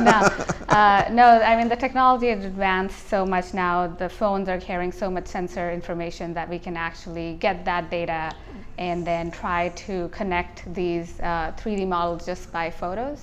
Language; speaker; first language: English; non-native, local second language; Hindi